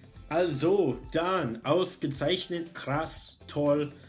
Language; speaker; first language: German; non-native, fluent; English